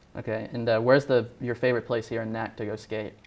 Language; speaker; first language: English; native; English